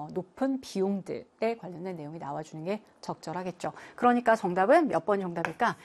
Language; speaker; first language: Korean; native; Korean